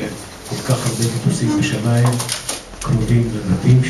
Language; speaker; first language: Hebrew; non-native, local second language; Arabic